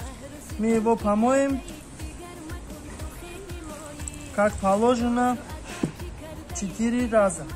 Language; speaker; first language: Russian; non-native, local second language; Tajik